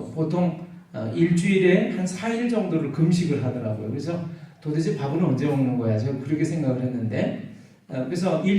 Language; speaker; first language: Korean; native; Korean